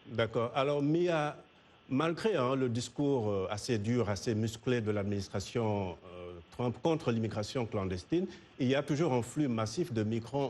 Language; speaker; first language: French; native; French